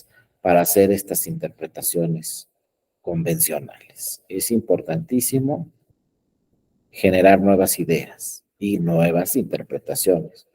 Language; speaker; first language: Spanish; native; Spanish